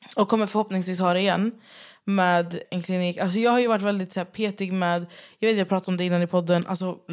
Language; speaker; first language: Swedish; native; Swedish